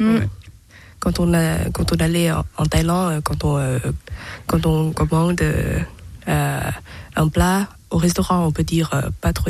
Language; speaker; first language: French; non-native, learner; Thai